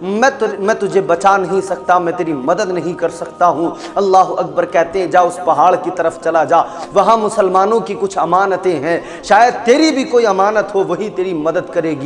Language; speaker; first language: Urdu; native; Urdu